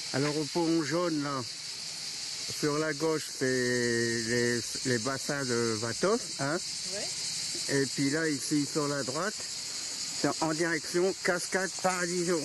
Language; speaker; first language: French; native; French